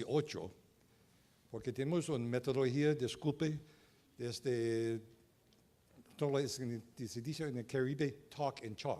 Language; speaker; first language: Spanish; non-native, learner; English